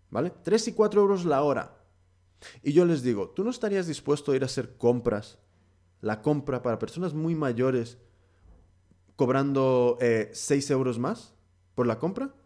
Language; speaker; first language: Spanish; early bilingual, heritage; Spanish